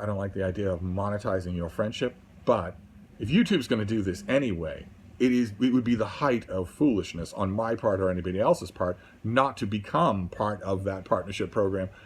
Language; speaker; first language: English; native; English